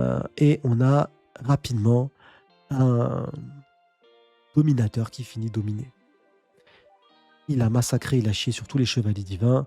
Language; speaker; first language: French; native; French